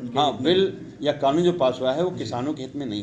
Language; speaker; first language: Hindi; native; Hindi